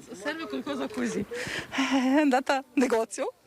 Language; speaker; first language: Italian; non-native, learner; Ukrainian